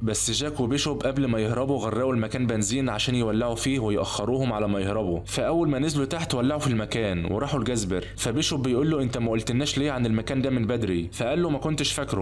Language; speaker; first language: Arabic; native; Arabic